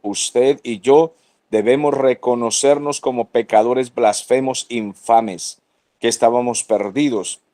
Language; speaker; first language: Spanish; native; Spanish